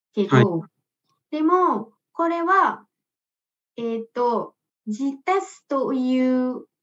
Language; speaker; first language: Japanese; non-native, learner; Indonesian